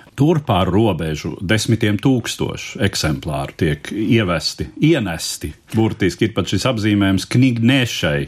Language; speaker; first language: Latvian; native; Latvian